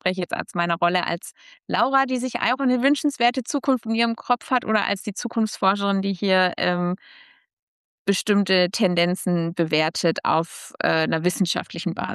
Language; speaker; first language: German; native; German